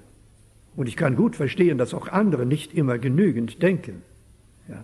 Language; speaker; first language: German; early bilingual, heritage; German